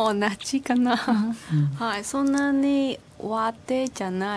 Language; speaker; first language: Japanese; non-native, learner; Chinese